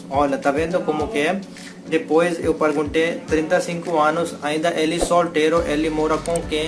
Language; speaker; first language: Portuguese; non-native, learner; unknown